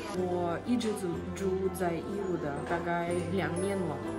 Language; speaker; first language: Chinese; non-native, fluent; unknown